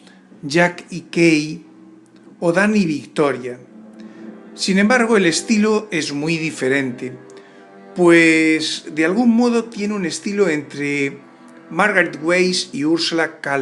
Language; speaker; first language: Spanish; native; Spanish